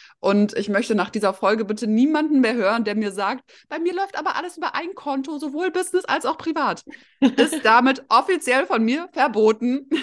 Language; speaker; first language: German; early bilingual, other home language; Russian